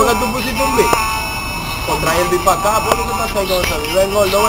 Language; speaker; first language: Spanish; native; Spanish